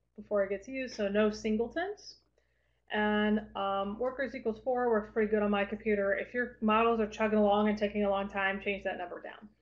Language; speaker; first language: English; native; English